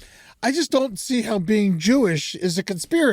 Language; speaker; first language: English; native; English